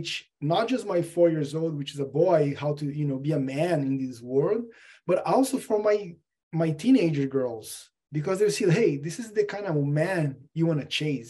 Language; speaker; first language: English; non-native, fluent; Portuguese